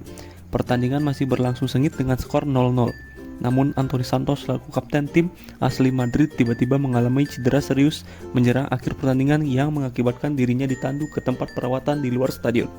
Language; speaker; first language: Indonesian; native; Indonesian